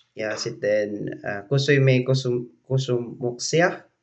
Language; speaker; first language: Finnish; non-native, learner; Cebuano